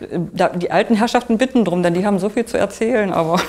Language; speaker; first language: German; native; German